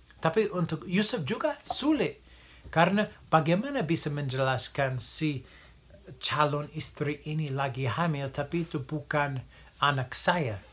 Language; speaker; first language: Indonesian; non-native, fluent; English